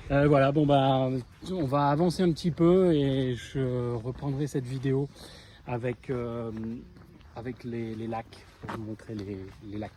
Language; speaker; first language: French; native; French